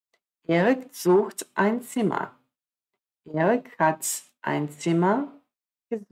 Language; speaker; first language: German; non-native, fluent; Croatian